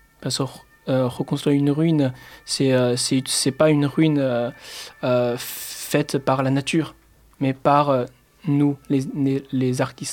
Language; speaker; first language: French; non-native, fluent; Chinese